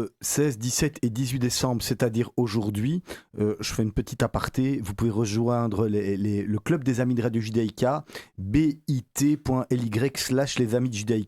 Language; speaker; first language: French; native; French